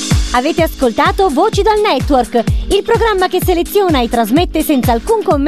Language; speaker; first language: Italian; native; Italian